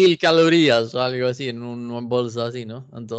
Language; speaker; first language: Spanish; non-native, fluent; Swedish